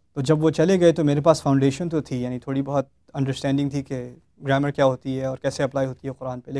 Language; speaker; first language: Urdu; early bilingual, heritage; Urdu